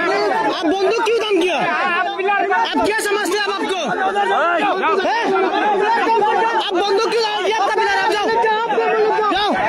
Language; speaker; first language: Hindi; non-native, learner; Bangla